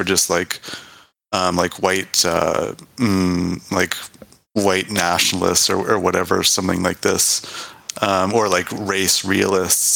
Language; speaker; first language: English; native; English